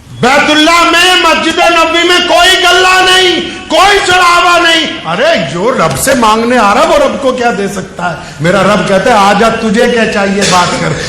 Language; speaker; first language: Urdu; non-native, local second language; Punjabi